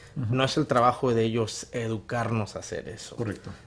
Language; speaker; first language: Spanish; early bilingual, heritage; Spanish